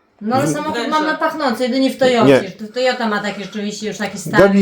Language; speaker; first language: Polish; native; Polish